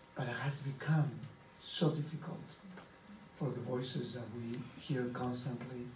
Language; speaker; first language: English; non-native, fluent; Spanish